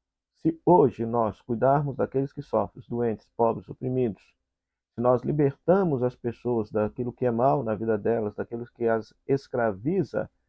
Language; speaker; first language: Portuguese; native; Portuguese